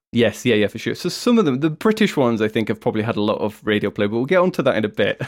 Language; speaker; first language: English; native; English